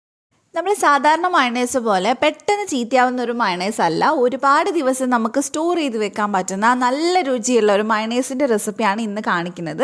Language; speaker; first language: Malayalam; native; Malayalam